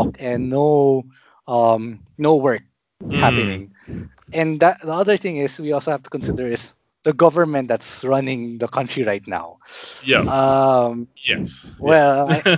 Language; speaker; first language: English; non-native, local second language; Filipino